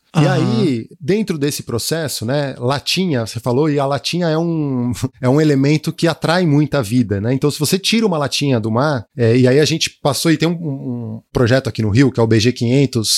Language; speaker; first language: Portuguese; native; Portuguese